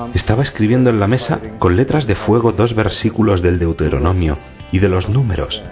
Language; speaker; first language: Spanish; non-native, fluent; Turkish